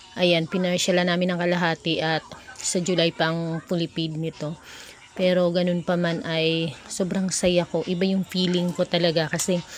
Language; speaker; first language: Filipino; native; Filipino